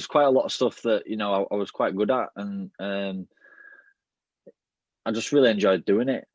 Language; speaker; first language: English; native; English